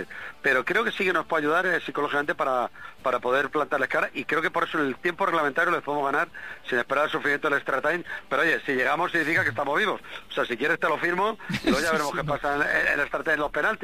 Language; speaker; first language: Spanish; native; Spanish